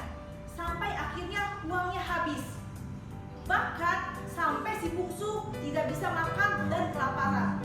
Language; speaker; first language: Indonesian; native; Indonesian